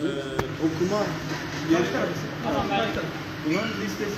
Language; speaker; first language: Turkish; non-native, learner; Urdu